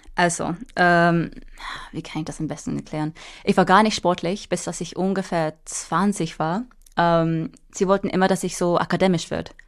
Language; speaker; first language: German; non-native, fluent; English